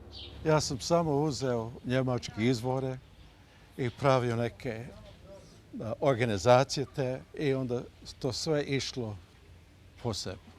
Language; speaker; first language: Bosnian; early bilingual, heritage; Bosnian